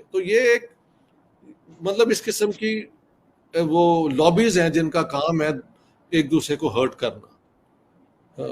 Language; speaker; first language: Urdu; non-native, local second language; Punjabi